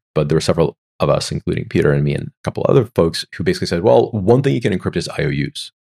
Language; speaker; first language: English; non-native, fluent; Ukrainian